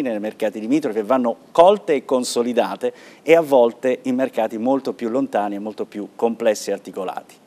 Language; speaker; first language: Italian; native; Italian